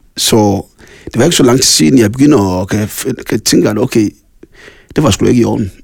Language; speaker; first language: Danish; non-native, fluent; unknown